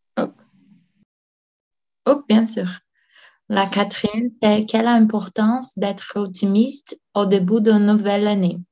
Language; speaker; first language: French; non-native, learner; Portuguese